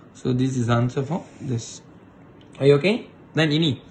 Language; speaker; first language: English; non-native, local second language; Malay